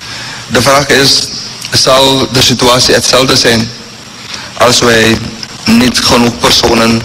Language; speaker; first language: Dutch; non-native, local second language; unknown